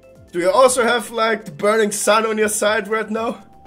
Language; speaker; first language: English; non-native, fluent; German